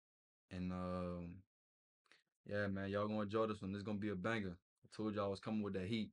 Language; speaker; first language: English; native; English